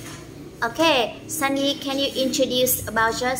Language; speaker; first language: English; non-native, fluent; Vietnamese